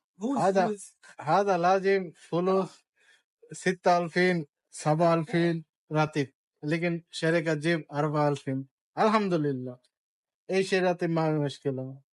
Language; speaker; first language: Arabic; non-native, learner; Bangla